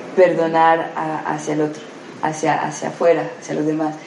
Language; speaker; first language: Spanish; native; Spanish